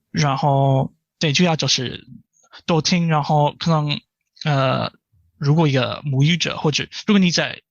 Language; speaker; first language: Chinese; non-native, fluent; English